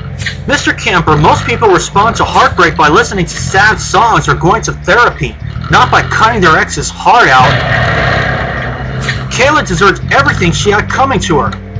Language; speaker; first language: English; native; English